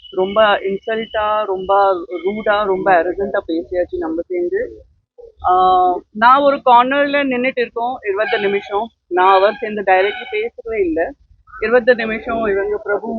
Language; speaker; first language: Tamil; non-native, learner; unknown